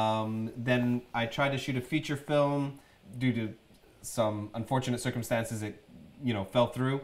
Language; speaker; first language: English; native; English